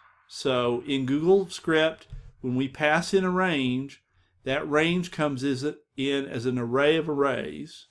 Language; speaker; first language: English; native; English